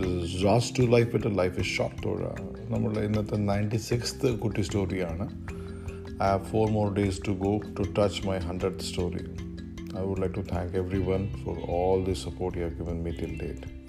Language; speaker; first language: English; non-native, local second language; Malayalam